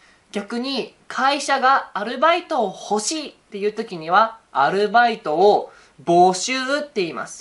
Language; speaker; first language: Japanese; native; Japanese